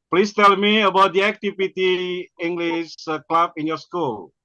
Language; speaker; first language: English; non-native, learner; Indonesian